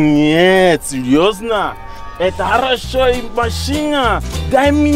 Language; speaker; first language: Russian; non-native, learner; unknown